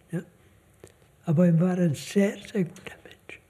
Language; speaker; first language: German; non-native, fluent; Hungarian